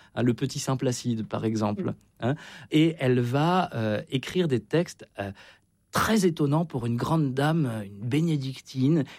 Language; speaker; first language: French; native; French